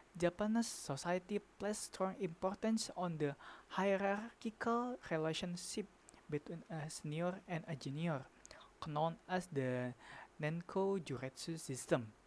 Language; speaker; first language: English; non-native, learner; Indonesian